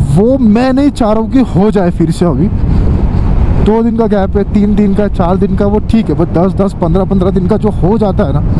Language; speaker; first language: Hindi; non-native, local second language; Marathi